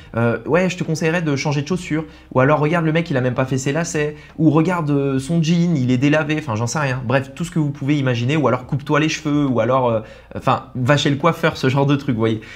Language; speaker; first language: French; native; French